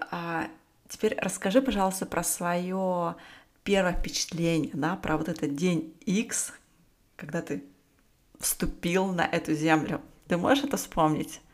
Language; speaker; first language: Russian; native; Russian